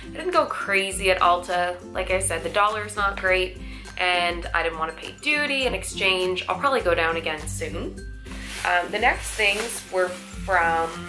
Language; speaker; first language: English; native; English